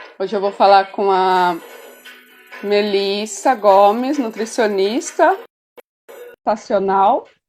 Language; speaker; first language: Portuguese; native; Portuguese